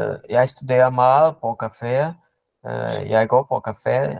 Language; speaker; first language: Danish; non-native, learner; Portuguese